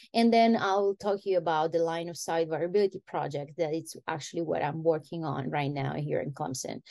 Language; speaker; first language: English; non-native, fluent; Italian